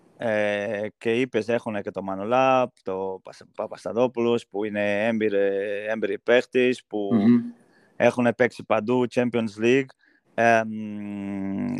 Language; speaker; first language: Greek; non-native, fluent; Portuguese